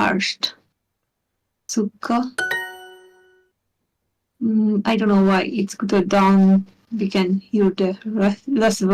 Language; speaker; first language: English; non-native, learner; Hungarian